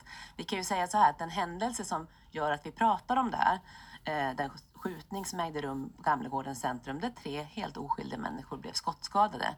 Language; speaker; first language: Swedish; native; Swedish